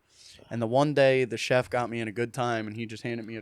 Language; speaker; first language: English; native; English